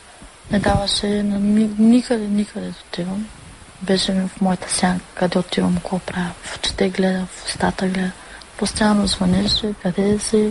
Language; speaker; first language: Bulgarian; non-native, local second language; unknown